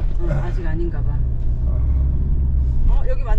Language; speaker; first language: Korean; native; Korean